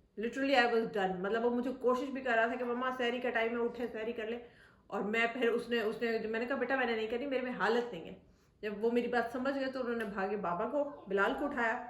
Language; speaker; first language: Urdu; native; Urdu